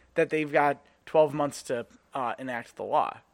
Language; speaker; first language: English; native; English